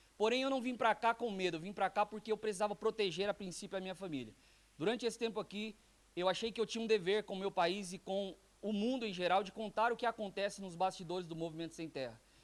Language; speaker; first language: Portuguese; native; Portuguese